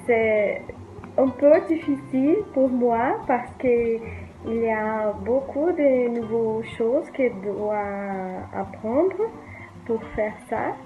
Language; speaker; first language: French; non-native, learner; Portuguese